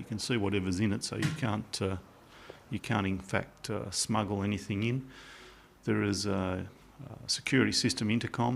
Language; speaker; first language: English; native; English